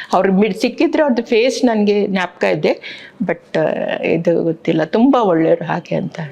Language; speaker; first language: Kannada; non-native, local second language; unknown